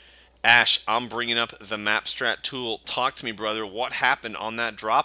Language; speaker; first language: English; native; English